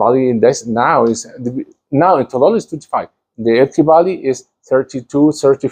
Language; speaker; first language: English; non-native, learner; Spanish